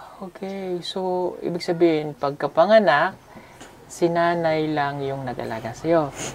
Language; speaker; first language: Filipino; non-native, local second language; Cebuano